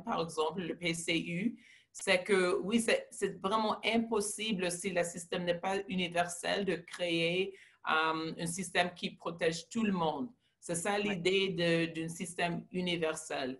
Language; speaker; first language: French; non-native, local second language; English